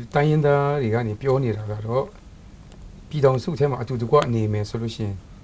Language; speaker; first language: Burmese; non-native, local second language; Kachin